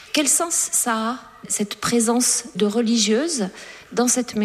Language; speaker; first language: French; native; French